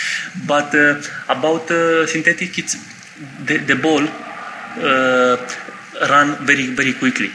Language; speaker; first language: English; non-native, learner; Romanian